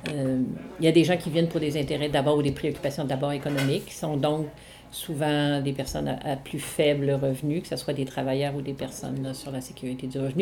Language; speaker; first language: French; native; French